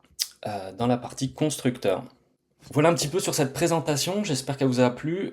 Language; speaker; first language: French; native; French